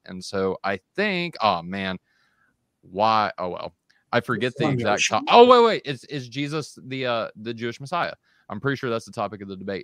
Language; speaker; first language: English; native; English